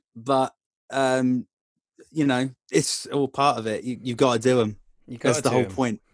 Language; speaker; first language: English; native; English